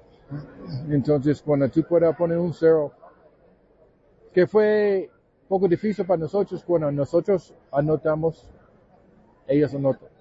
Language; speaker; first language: Spanish; non-native, learner; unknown